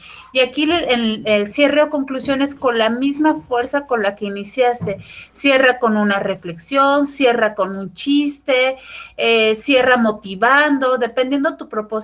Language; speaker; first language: Spanish; native; Spanish